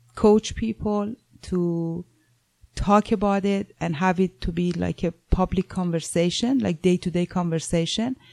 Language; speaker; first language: English; non-native, fluent; Persian